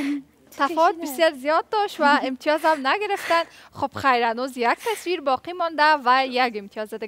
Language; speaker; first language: Persian; native; Persian